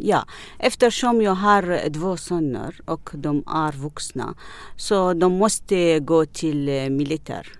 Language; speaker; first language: Swedish; non-native, learner; Arabic